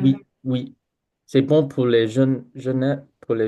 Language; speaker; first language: French; non-native, learner; English